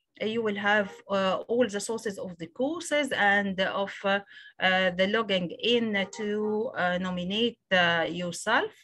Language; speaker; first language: English; non-native, local second language; Arabic